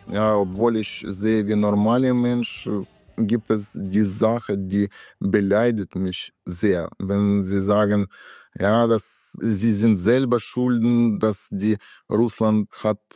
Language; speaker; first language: German; non-native, learner; Russian